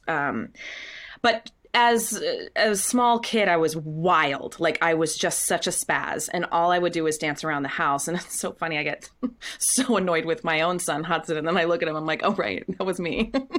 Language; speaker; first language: English; native; English